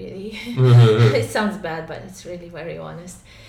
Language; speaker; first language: English; non-native, fluent; Ukrainian